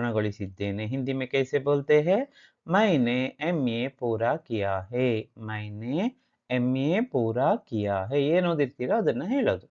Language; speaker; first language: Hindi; non-native, local second language; Kannada